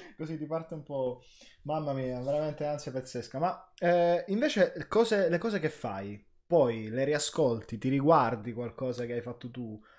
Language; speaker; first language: Italian; native; Italian